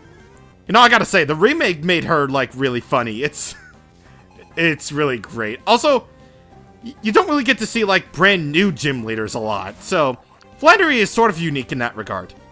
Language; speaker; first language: English; native; English